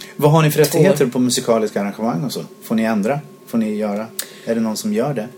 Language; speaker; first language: Swedish; native; Swedish